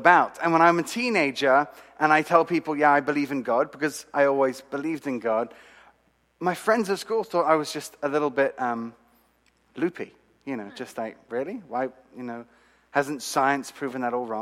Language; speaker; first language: English; native; English